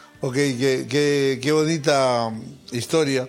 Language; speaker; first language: Spanish; native; Spanish